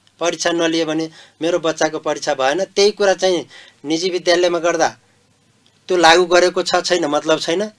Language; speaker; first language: Nepali; non-native, local second language; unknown